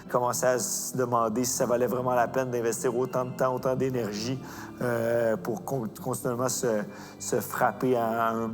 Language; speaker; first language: French; native; French